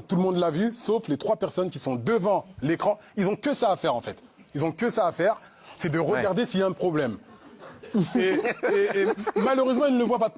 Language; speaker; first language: French; non-native, local second language; Arabic